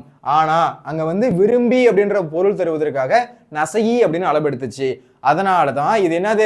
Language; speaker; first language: Tamil; native; Tamil